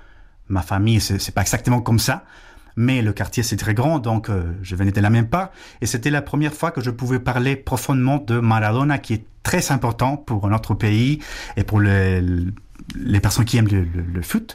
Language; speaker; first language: French; non-native, fluent; Spanish